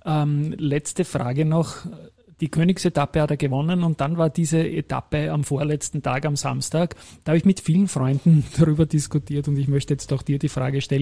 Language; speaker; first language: German; native; German